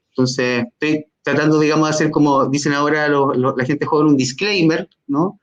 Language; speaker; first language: Spanish; native; Spanish